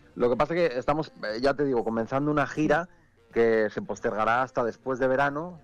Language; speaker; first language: Spanish; native; Spanish